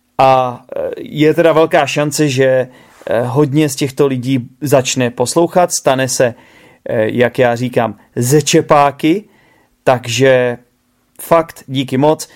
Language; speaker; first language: Czech; native; Czech